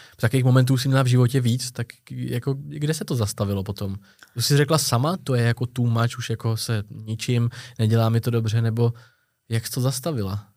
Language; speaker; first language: Czech; native; Czech